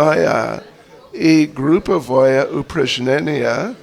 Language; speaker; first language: Russian; non-native, learner; English